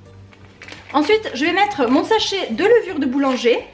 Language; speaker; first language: French; native; French